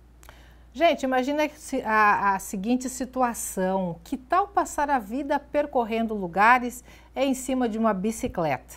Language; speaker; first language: Portuguese; native; Portuguese